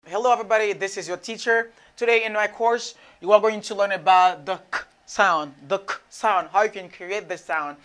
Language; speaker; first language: English; non-native, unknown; Haitian Creole